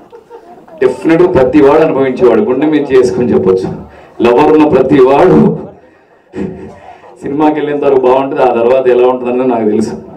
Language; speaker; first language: Telugu; native; Telugu